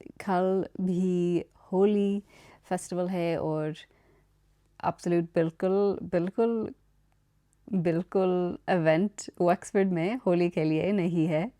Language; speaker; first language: Hindi; non-native, learner; English